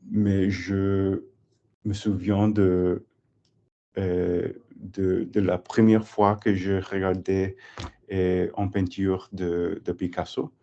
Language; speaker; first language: French; non-native, learner; English